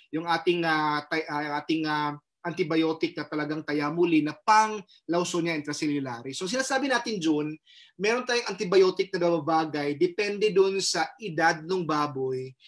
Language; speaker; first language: Filipino; non-native, local second language; Cebuano